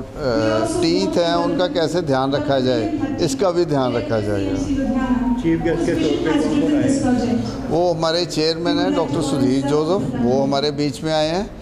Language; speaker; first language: Hindi; non-native, local second language; Punjabi